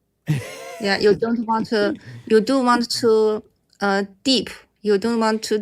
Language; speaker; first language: English; non-native, learner; Chinese